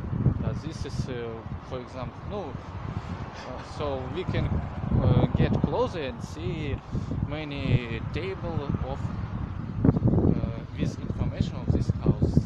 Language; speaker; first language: English; non-native, learner; Russian